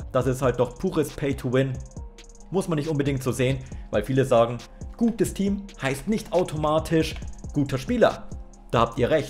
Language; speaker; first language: German; native; German